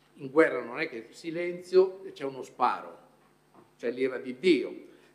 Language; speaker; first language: Italian; native; Italian